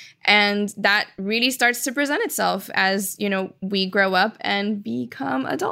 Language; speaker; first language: English; early bilingual, other home language; Spanish